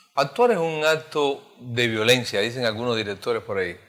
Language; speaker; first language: Spanish; native; Spanish